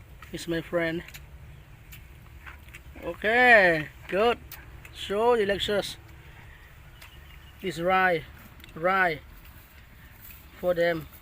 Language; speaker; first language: English; non-native, learner; Khmer